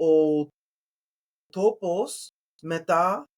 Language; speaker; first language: Greek; non-native, learner; English